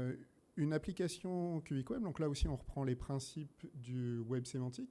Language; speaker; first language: French; native; French